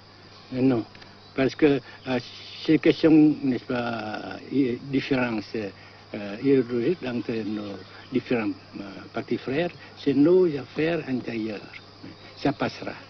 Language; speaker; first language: French; non-native, local second language; Vietnamese